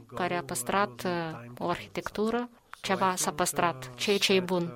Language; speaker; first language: Romanian; non-native, fluent; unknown